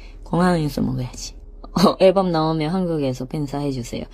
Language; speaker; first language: Korean; non-native, fluent; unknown